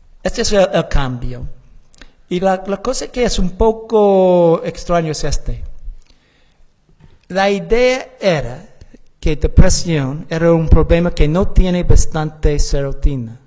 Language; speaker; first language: Spanish; non-native, learner; English